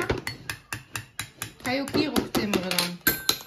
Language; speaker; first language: Dutch; native; Dutch